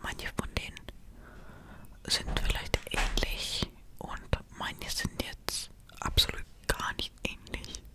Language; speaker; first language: German; non-native, fluent; Estonian